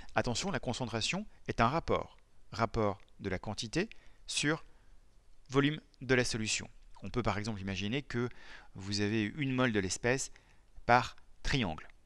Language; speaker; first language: French; native; French